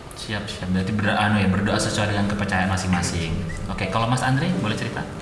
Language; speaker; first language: Indonesian; non-native, local second language; Madurese